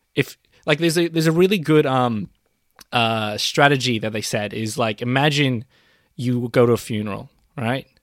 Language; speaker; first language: English; early bilingual, other home language; Filipino